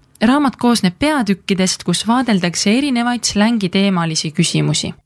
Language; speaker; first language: Estonian; native; Estonian